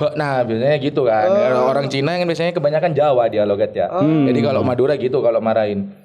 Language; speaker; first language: Indonesian; non-native, local second language; Madurese